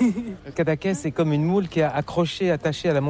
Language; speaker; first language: French; native; French